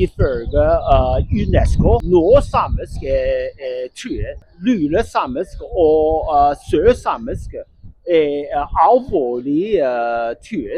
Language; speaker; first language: Norwegian; non-native, learner; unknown